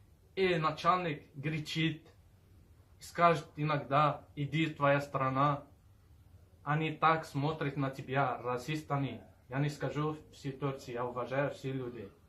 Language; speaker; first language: Russian; non-native, learner; Arabic